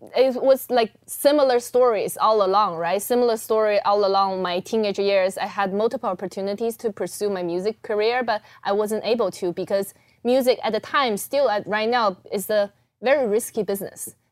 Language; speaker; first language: English; early bilingual, other home language; Chinese